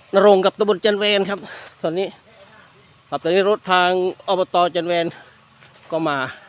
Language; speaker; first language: Thai; native; Thai